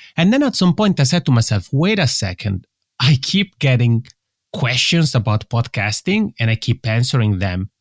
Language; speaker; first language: English; non-native, fluent; Italian